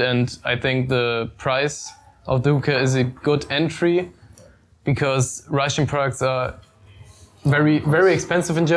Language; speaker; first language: English; non-native, fluent; German